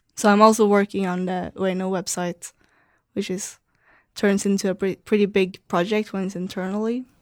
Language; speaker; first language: English; non-native, fluent; Swedish